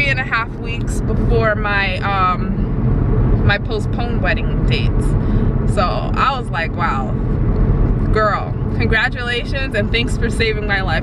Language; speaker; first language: English; native; English